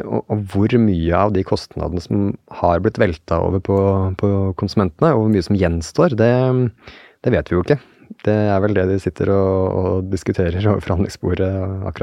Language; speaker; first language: Norwegian; native; Norwegian